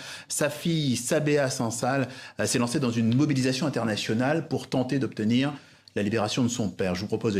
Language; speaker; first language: French; native; French